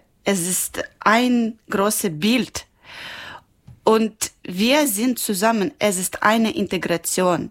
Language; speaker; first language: German; non-native, learner; Ukrainian